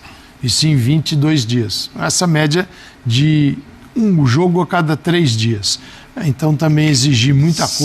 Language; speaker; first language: Portuguese; native; Portuguese